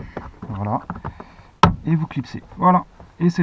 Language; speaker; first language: French; native; French